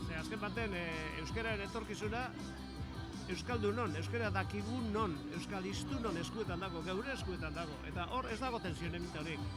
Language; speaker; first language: Basque; native; Basque